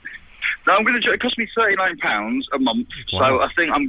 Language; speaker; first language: English; native; English